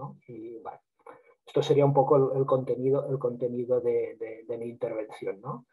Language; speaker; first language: Spanish; native; Spanish